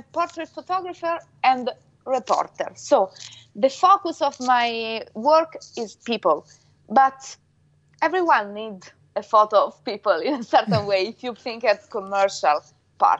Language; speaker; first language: English; non-native, fluent; Italian